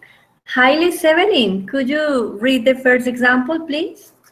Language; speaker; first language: English; non-native, fluent; Spanish